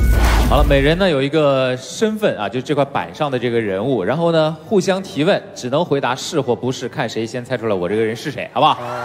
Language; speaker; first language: Chinese; native; Chinese